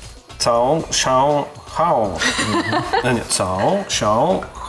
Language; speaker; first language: Russian; native; Russian